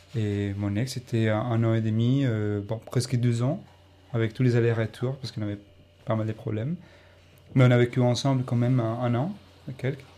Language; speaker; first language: French; non-native, fluent; Spanish